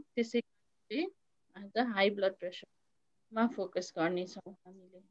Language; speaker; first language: Nepali; native; Nepali